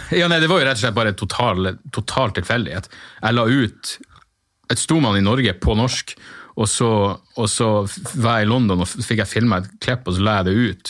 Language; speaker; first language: Norwegian; native; Norwegian